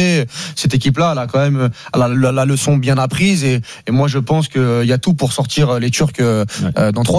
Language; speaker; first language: French; native; French